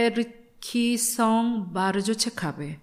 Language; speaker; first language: Polish; non-native, learner; Korean